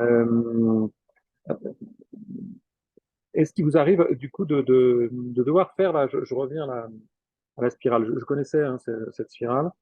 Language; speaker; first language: French; native; French